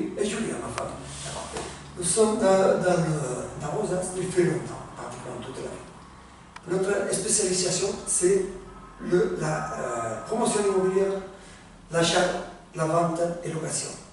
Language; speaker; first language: French; non-native, learner; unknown